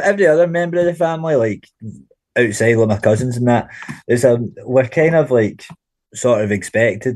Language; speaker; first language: English; native; English